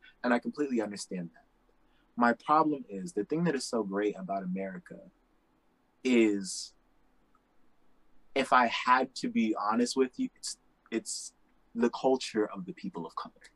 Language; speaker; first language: English; native; English